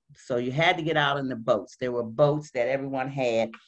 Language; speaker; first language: English; native; English